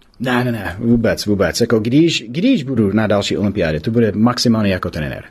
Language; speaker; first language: Czech; non-native, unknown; English